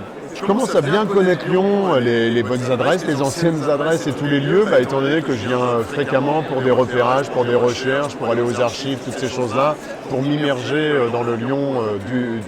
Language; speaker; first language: French; native; French